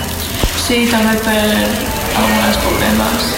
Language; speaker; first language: Catalan; non-native, learner; Georgian